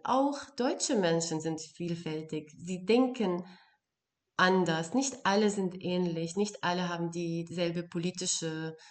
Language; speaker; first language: German; non-native, fluent; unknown